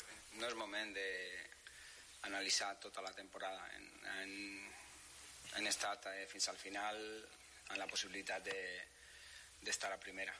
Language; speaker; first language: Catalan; non-native, fluent; Spanish